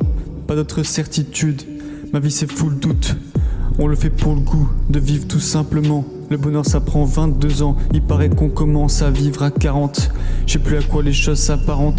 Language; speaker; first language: French; native; French